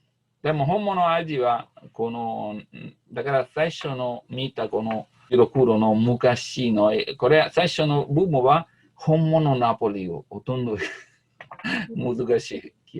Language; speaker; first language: Japanese; non-native, learner; Italian